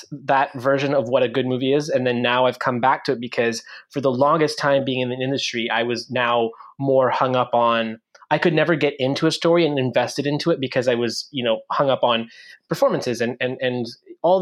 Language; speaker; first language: English; non-native, fluent; French